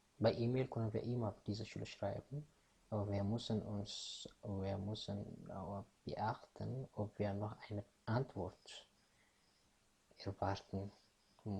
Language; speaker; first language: German; non-native, fluent; Tigrinya